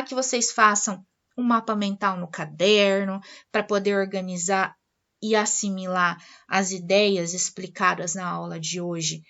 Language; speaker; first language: Portuguese; native; Portuguese